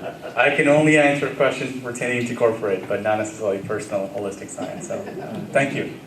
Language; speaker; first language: English; early bilingual, other home language; Gujarati